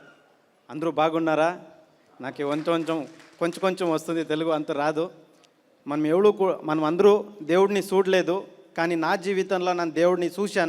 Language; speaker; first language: Telugu; non-native, learner; Kannada